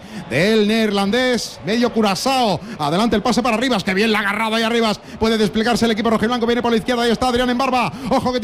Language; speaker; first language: Spanish; native; Spanish